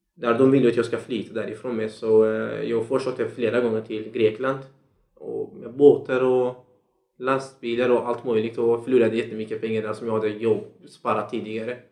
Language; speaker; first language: Swedish; non-native, fluent; Central Kurdish